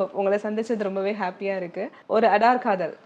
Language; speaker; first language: Tamil; native; Tamil